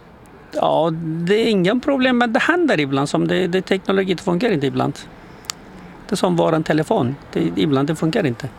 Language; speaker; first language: Swedish; non-native, learner; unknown